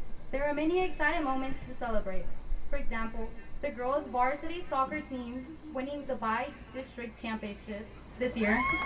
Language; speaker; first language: English; early bilingual, other home language; Spanish